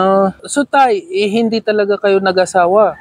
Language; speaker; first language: Filipino; non-native, learner; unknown